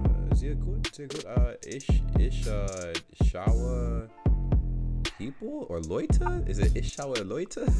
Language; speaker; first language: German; non-native, learner; English